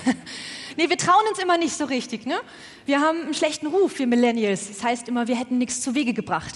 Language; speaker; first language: German; native; German